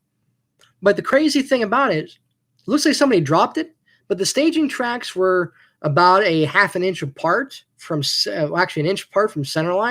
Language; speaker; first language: English; native; English